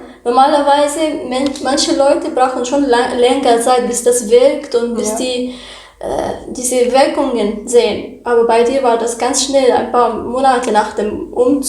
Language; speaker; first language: German; non-native, learner; Arabic